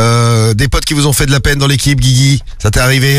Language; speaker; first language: French; native; French